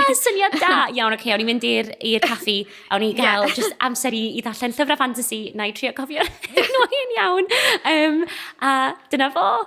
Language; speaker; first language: Welsh; non-native, local second language; English